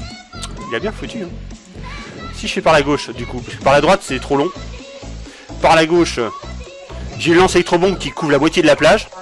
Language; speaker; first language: French; native; French